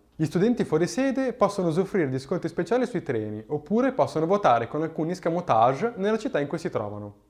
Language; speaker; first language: Italian; native; Italian